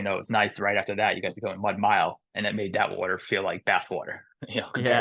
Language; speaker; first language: English; native; English